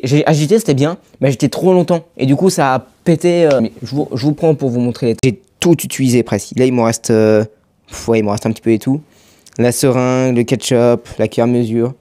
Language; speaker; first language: French; native; French